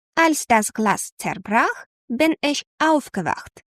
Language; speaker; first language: German; non-native, fluent; Ukrainian